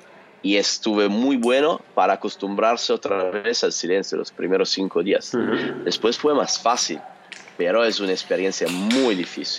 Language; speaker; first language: Spanish; non-native, learner; Italian